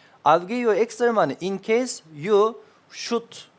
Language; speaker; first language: English; non-native, fluent; Turkish